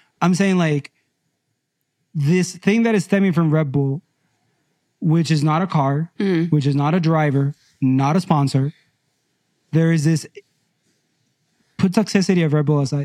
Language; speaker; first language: English; native; English